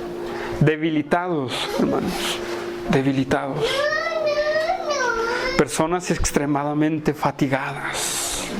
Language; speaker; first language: Spanish; native; Spanish